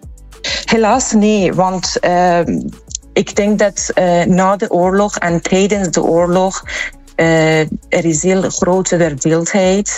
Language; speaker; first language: Dutch; non-native, learner; Persian